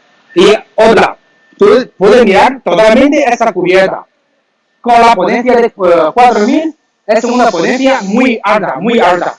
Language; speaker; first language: Spanish; non-native, learner; Chinese